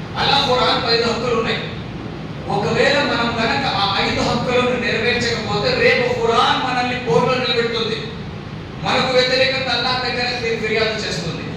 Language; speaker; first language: Telugu; non-native, local second language; Urdu